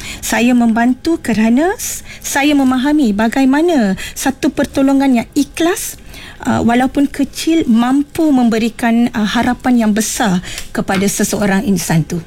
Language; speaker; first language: Malay; non-native, local second language; Tamil